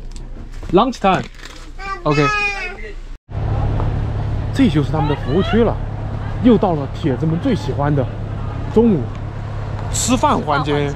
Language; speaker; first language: Chinese; native; Chinese